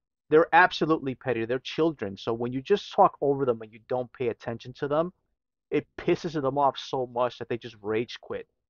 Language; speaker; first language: English; native; English